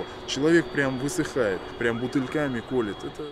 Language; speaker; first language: Russian; native; Russian